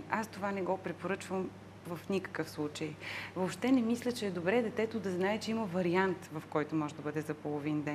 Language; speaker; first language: Bulgarian; native; Bulgarian